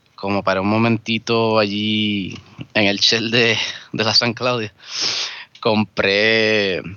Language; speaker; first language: Spanish; native; Spanish